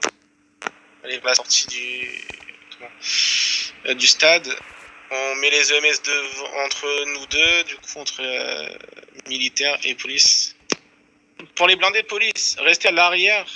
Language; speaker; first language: French; native; French